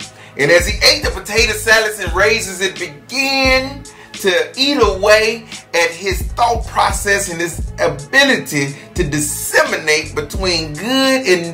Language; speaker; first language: English; native; English